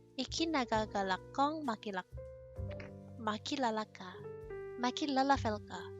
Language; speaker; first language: Filipino; non-native, learner; English